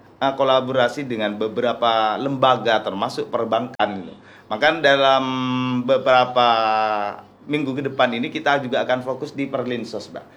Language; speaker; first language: Indonesian; non-native, local second language; Madurese